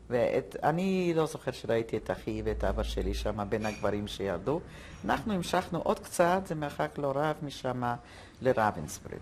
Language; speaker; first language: Hebrew; non-native, fluent; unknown